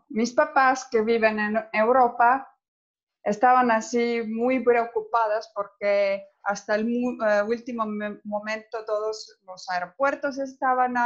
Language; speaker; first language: Spanish; non-native, fluent; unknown